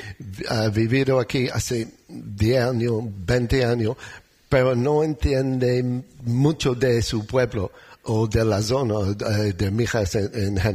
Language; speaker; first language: Spanish; non-native, learner; English